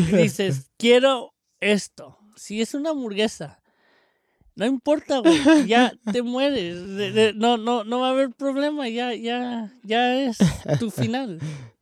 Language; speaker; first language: Spanish; early bilingual, heritage; Spanish